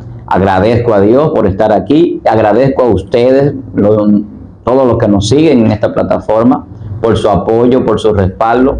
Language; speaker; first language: Spanish; native; Spanish